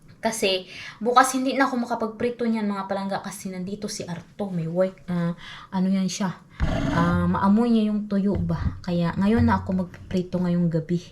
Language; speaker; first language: Filipino; non-native, local second language; Cebuano